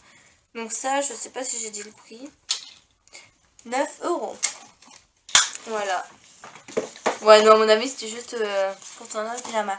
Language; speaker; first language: French; native; French